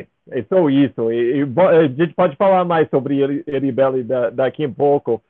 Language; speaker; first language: Portuguese; non-native, fluent; English